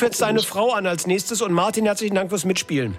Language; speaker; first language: German; native; German